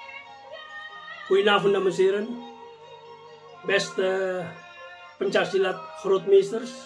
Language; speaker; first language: Dutch; non-native, fluent; Indonesian